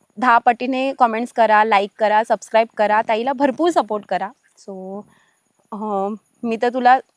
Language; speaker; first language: Marathi; native; Marathi